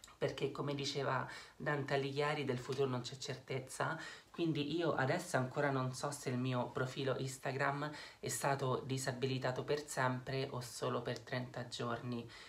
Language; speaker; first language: Italian; native; Italian